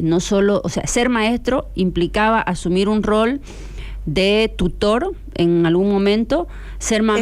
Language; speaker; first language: Spanish; native; Spanish